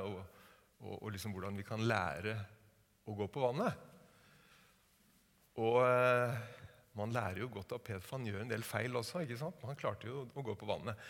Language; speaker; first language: Norwegian; native; Norwegian